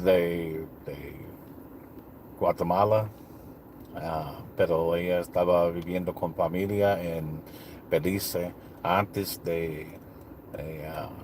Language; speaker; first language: Spanish; non-native, learner; English